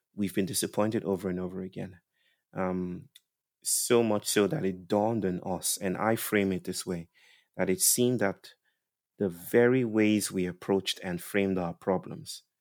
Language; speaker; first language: English; non-native, local second language; Yoruba